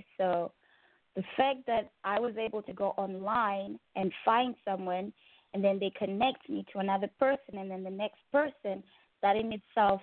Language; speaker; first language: English; non-native, local second language; Shona